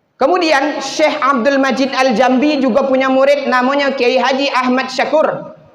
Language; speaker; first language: Malay; native; Malay